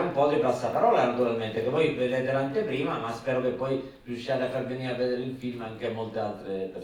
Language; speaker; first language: Italian; native; Italian